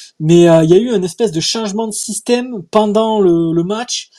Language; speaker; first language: French; native; French